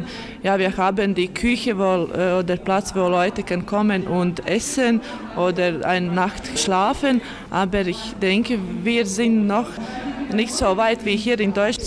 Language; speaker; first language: German; non-native, learner; Latvian